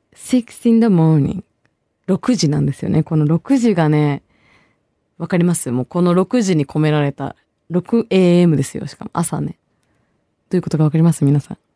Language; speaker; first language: Japanese; early bilingual, other home language; Bangla